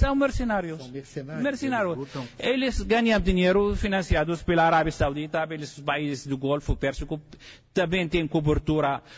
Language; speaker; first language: Portuguese; non-native, fluent; Arabic